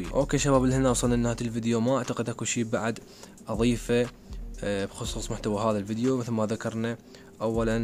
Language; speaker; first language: Arabic; native; Arabic